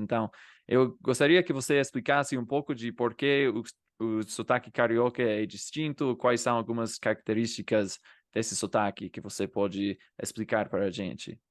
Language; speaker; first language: Portuguese; non-native, fluent; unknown